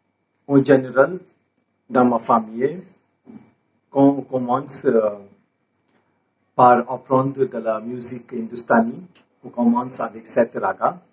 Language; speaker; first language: French; non-native, fluent; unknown